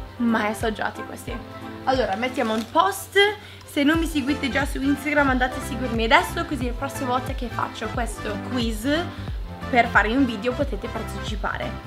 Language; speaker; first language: Italian; early bilingual, heritage; English